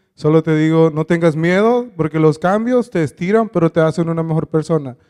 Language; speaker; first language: Spanish; native; Spanish